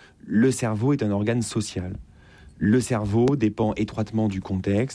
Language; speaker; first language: French; native; French